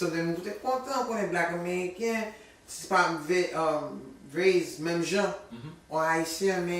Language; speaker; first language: Haitian Creole; early bilingual, heritage; English